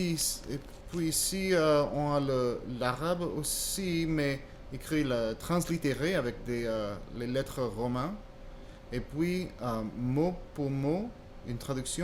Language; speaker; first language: French; non-native, fluent; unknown